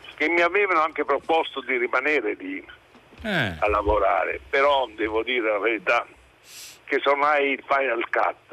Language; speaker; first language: Italian; native; Italian